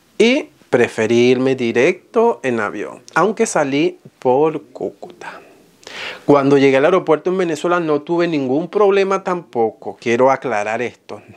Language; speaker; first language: Spanish; native; Spanish